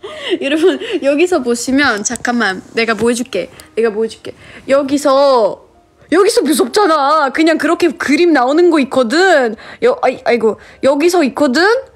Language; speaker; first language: Korean; non-native, fluent; Russian